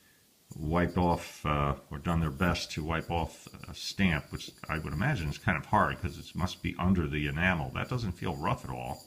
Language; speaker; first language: English; native; English